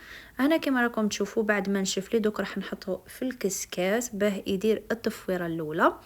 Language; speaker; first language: Arabic; native; Arabic